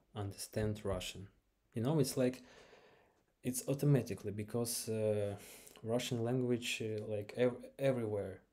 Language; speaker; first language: English; non-native, fluent; Ukrainian